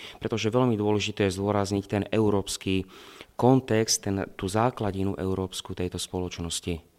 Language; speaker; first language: Slovak; native; Slovak